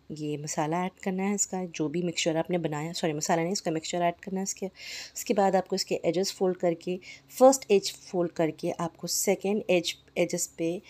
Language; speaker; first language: Hindi; non-native, local second language; Urdu